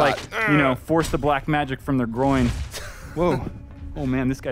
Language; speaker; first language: English; native; English